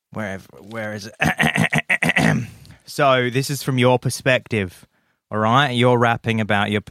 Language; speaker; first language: English; native; English